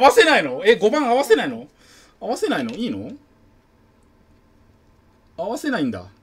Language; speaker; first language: Japanese; native; Japanese